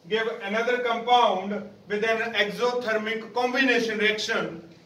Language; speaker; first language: English; non-native, local second language; Punjabi